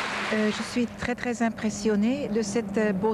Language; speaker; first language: French; non-native, fluent; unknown